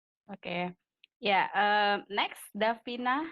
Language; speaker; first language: English; non-native, fluent; Indonesian